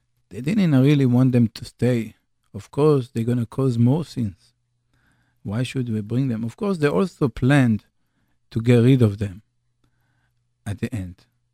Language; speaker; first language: English; non-native, fluent; Hebrew